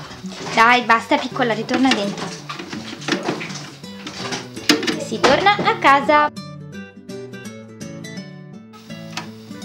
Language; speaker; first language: Italian; native; Italian